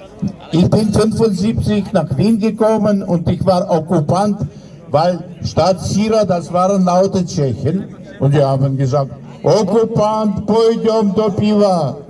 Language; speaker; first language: German; non-native, fluent; Russian